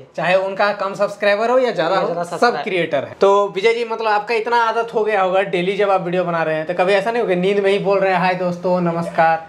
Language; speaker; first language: Hindi; native; Hindi